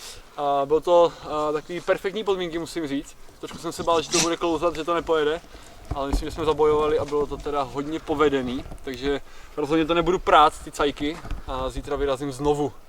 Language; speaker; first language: Czech; native; Czech